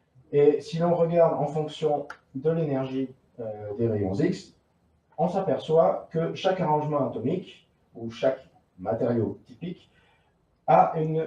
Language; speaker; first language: French; native; French